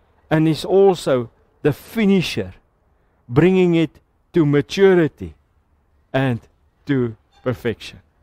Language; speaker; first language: English; non-native, local second language; Afrikaans